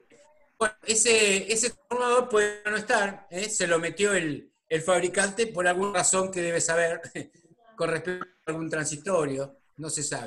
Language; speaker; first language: Spanish; native; Spanish